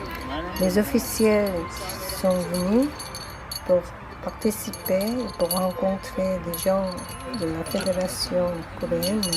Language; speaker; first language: French; non-native, fluent; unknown